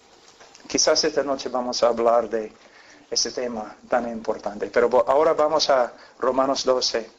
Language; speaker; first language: Spanish; non-native, fluent; English